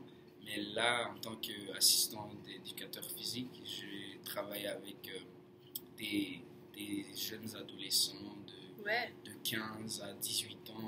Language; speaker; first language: French; non-native, fluent; English